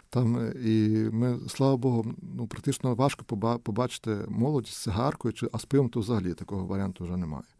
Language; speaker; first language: Ukrainian; native; Ukrainian